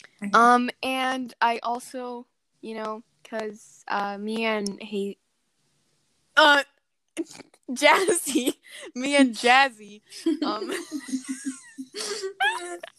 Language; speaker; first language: English; native; English